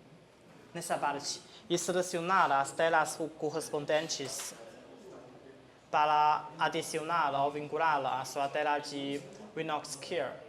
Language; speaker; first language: Portuguese; non-native, fluent; Chinese